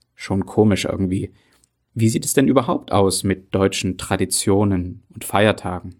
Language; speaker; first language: German; native; German